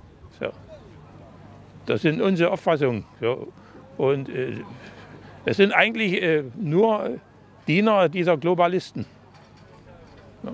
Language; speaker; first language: German; native; German